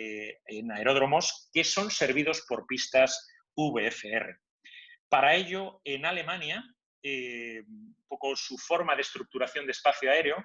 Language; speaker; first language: Spanish; native; Spanish